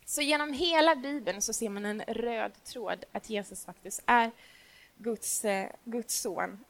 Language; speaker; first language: Swedish; native; Swedish